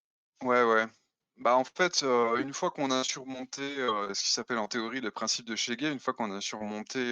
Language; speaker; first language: French; native; French